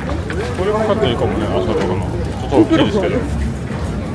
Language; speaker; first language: Japanese; non-native, fluent; French